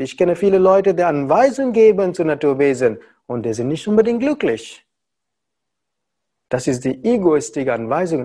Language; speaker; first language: German; non-native, learner; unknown